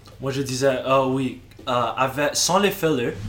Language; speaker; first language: French; non-native, local second language; English